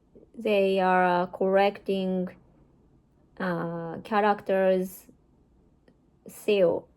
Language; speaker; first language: English; non-native, learner; Japanese